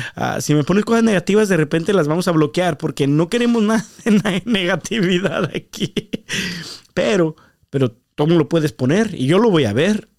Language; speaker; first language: Spanish; early bilingual, heritage; Spanish